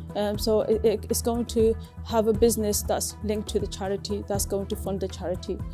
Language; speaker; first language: English; native; English